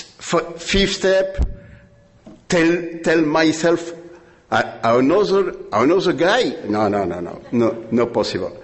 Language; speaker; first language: English; non-native, learner; French